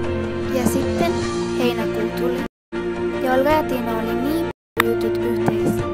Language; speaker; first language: Finnish; non-native, learner; Spanish